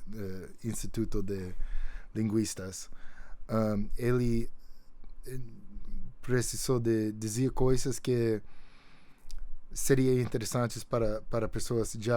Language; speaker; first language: Portuguese; non-native, fluent; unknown